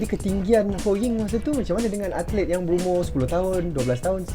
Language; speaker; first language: Malay; native; Malay